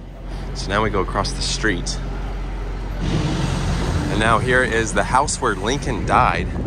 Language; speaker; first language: English; native; English